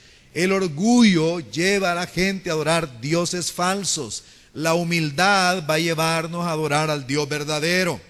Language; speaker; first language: Spanish; native; Spanish